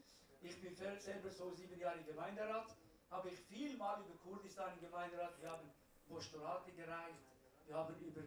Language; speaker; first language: German; non-native, learner; Kurdish